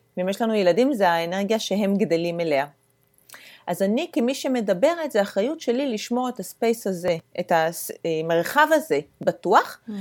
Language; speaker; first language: Hebrew; native; Hebrew